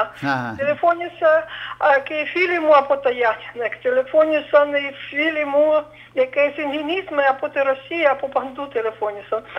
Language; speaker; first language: Greek; non-native, fluent; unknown